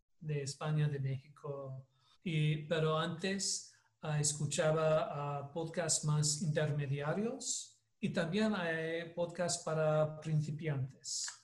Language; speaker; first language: Spanish; non-native, learner; English